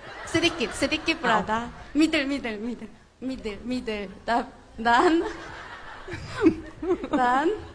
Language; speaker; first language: Indonesian; non-native, fluent; Korean